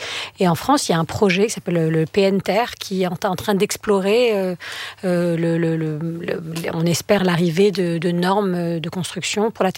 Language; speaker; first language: French; native; French